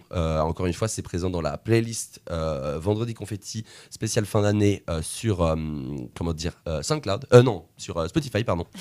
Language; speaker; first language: French; native; French